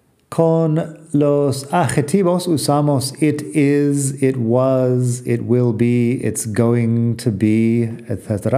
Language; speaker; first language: English; native; English